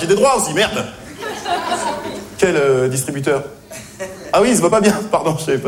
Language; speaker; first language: French; native; French